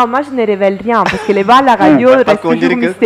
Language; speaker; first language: French; non-native, fluent; Italian